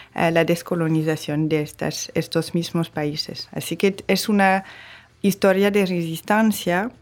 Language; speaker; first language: Spanish; non-native, fluent; French